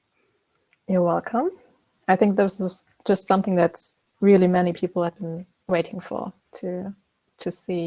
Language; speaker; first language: English; non-native, fluent; German